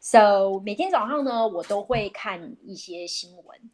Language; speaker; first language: Chinese; native; Chinese